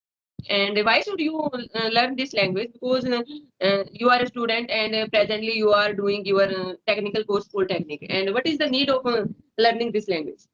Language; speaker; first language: English; non-native, learner; Hindi